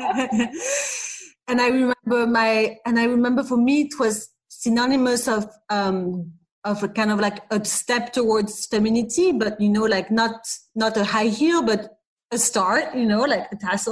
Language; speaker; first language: English; non-native, fluent; French